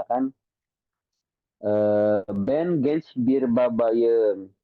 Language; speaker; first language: Turkish; non-native, fluent; Indonesian